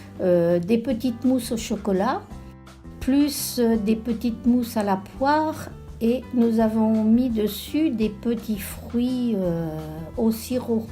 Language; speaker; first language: French; native; French